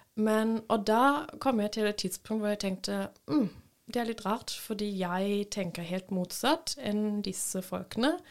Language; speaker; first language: Norwegian; non-native, fluent; German